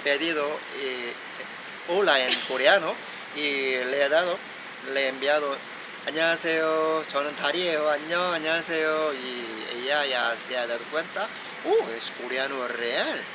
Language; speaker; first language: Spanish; non-native, fluent; Korean